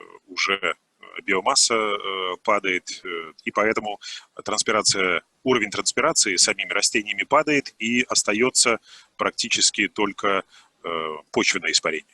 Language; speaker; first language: Russian; native; Russian